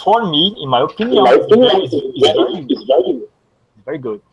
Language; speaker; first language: English; non-native, learner; Portuguese